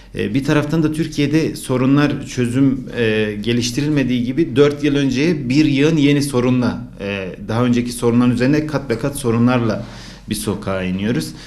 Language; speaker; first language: Turkish; native; Turkish